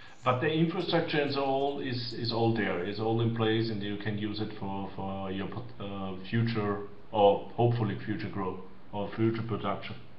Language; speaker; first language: English; non-native, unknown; German